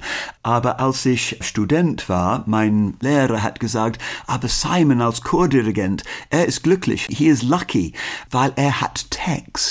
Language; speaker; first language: German; non-native, fluent; English